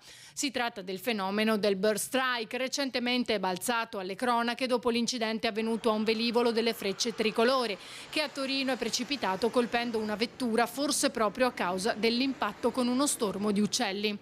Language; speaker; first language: Italian; native; Italian